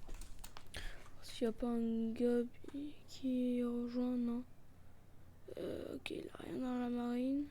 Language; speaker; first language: French; native; French